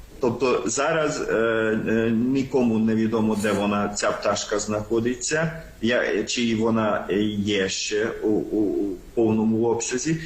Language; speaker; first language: Ukrainian; non-native, local second language; Hungarian